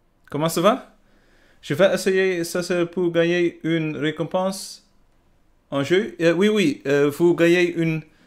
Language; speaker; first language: French; non-native, learner; Dutch